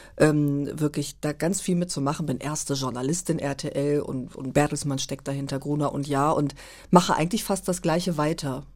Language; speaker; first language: German; native; German